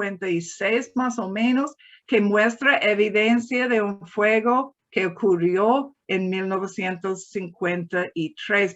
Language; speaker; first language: Spanish; non-native, fluent; English